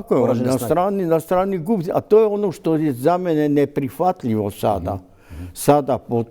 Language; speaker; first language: Croatian; native; Croatian